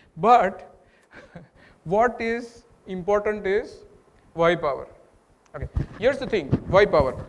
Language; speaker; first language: English; non-native, local second language; Gujarati